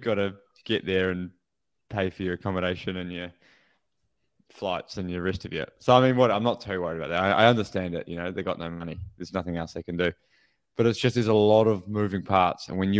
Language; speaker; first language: English; native; English